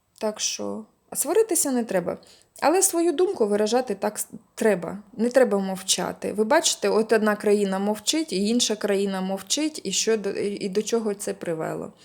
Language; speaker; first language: Ukrainian; non-native, local second language; Russian